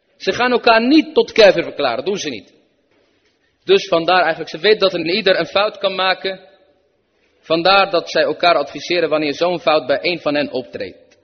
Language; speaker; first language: Dutch; early bilingual, other home language; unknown